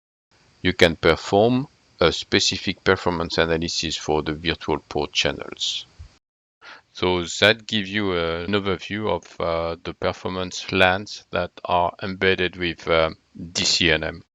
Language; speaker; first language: English; non-native, fluent; French